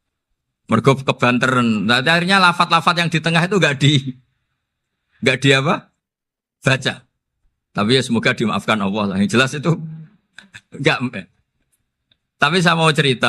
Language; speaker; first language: Indonesian; non-native, local second language; Javanese